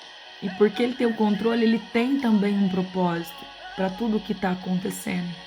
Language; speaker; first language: Portuguese; native; Portuguese